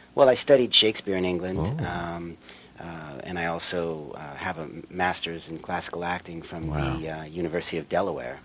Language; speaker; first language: English; native; English